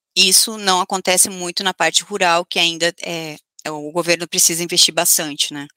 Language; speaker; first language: Portuguese; native; Portuguese